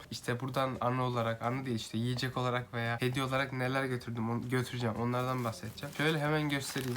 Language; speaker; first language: Turkish; native; Turkish